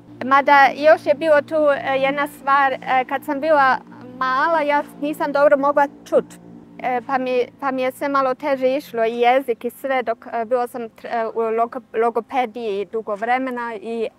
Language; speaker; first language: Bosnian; early bilingual, heritage; Bosnian